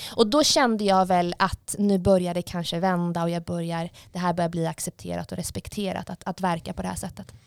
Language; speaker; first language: Swedish; early bilingual, other home language; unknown